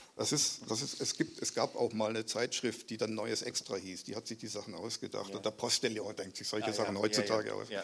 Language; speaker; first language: German; native; German